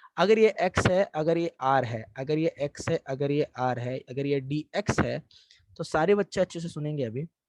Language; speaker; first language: Hindi; non-native, local second language; Marathi